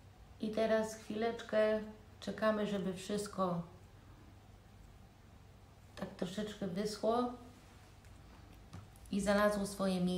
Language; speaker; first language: Polish; early bilingual, heritage; Polish